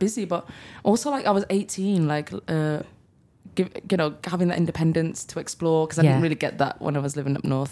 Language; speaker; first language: English; native; English